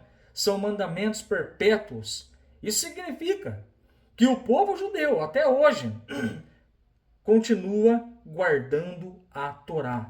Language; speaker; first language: Portuguese; native; Portuguese